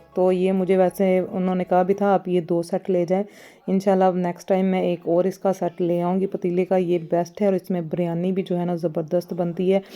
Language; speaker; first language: Urdu; non-native, local second language; Punjabi